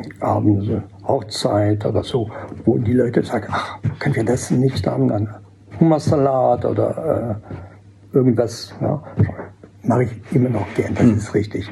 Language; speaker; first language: German; non-native, fluent; French